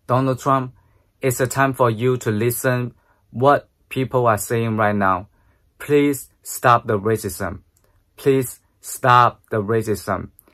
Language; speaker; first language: English; non-native, fluent; Chinese